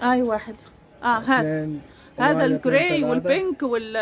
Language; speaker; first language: Arabic; native; Arabic